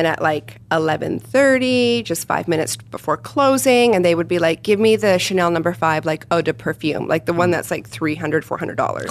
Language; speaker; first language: English; non-native, fluent; Ukrainian